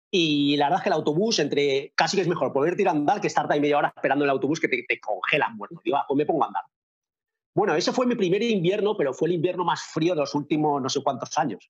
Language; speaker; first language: Spanish; native; Spanish